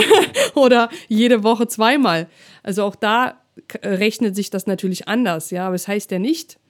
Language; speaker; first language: German; non-native, fluent; Russian